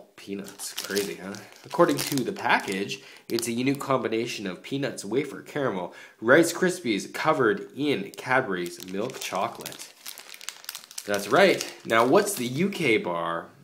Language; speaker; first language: English; native; English